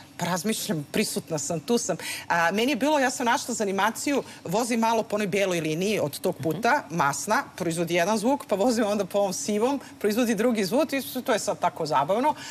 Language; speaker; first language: Serbian; native; Serbian